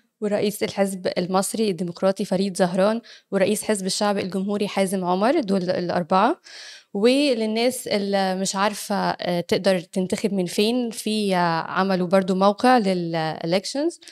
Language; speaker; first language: Arabic; native; Arabic